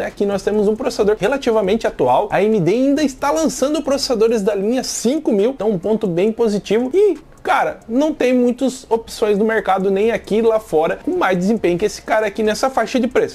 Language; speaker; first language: Portuguese; native; Portuguese